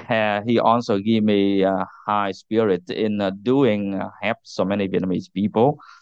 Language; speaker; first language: English; non-native, learner; Vietnamese